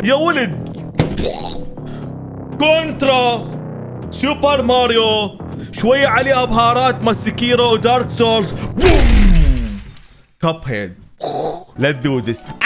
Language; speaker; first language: Arabic; native; Arabic